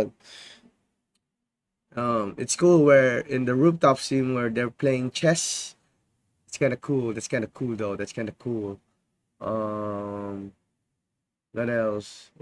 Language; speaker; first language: English; non-native, fluent; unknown